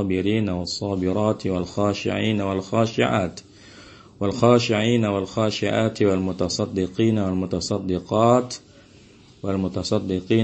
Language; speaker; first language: Arabic; non-native, fluent; Indonesian